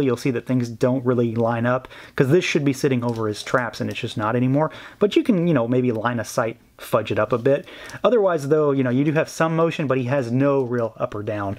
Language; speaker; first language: English; native; English